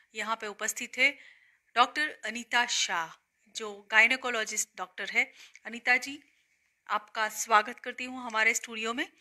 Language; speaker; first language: Hindi; non-native, local second language; Gujarati